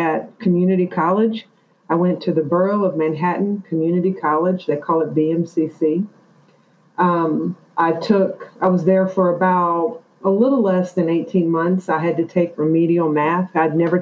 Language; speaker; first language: English; native; English